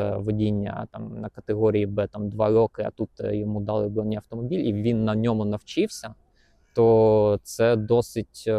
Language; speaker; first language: Ukrainian; native; Ukrainian